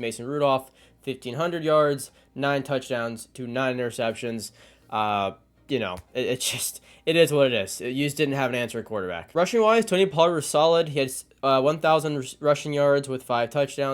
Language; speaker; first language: English; native; English